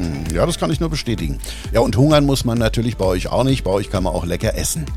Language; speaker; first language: German; native; German